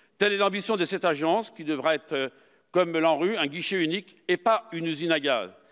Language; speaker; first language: French; native; French